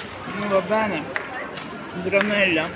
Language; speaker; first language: Italian; non-native, learner; Russian